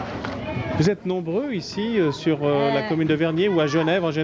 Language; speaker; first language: French; native; French